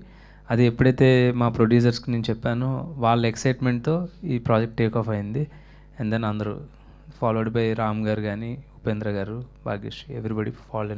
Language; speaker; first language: Telugu; native; Telugu